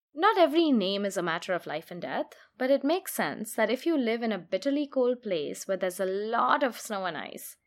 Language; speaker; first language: English; non-native, local second language; Hindi